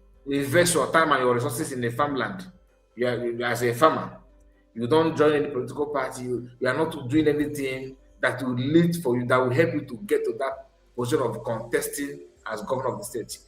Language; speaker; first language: English; non-native, local second language; Igbo